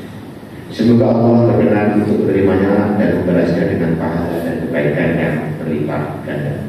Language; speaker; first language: Indonesian; native; Indonesian